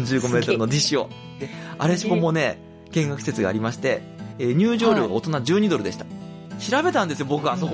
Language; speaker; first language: Japanese; native; Japanese